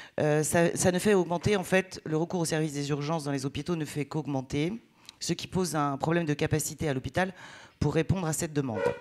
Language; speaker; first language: French; native; French